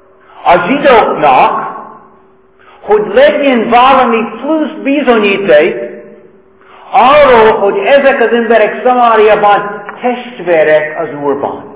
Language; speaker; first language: Hungarian; non-native, fluent; English